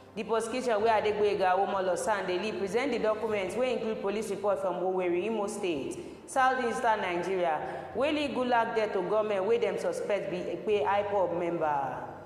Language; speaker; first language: Nigerian Pidgin; non-native, local second language; Yoruba